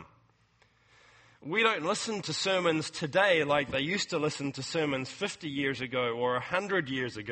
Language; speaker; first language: English; native; English